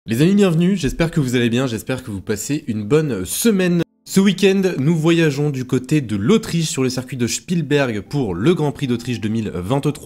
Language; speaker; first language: French; native; French